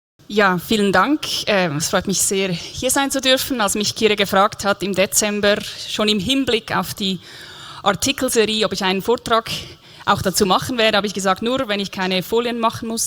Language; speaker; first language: German; native; German